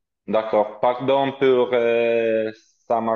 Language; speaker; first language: French; non-native, learner; Italian